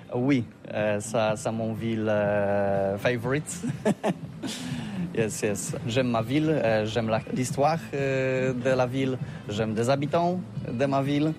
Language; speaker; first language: French; non-native, learner; Polish